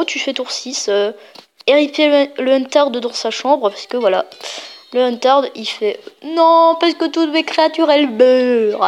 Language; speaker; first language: French; native; French